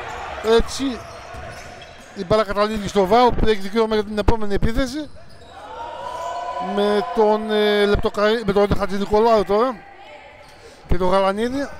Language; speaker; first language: Greek; native; Greek